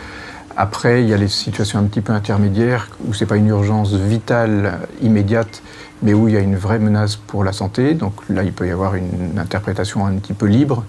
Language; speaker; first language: French; native; French